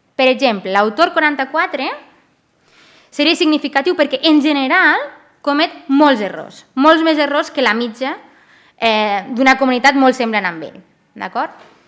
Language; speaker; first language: Catalan; native; Catalan